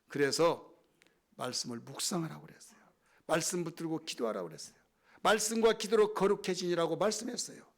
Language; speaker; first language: Korean; native; Korean